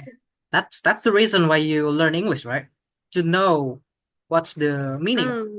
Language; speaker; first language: English; non-native, fluent; Indonesian